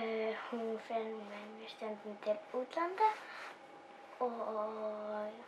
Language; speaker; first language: Icelandic; non-native, local second language; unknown